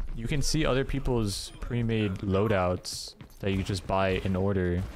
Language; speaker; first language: English; native; English